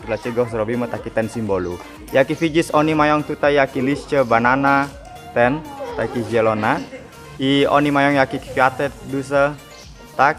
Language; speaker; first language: Polish; non-native, learner; Balinese